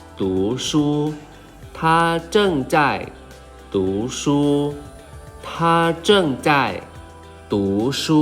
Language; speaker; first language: Chinese; non-native, fluent; Thai